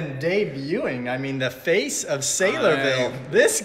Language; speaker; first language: English; native; English